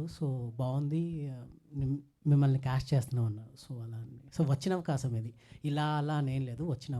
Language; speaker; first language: Telugu; native; Telugu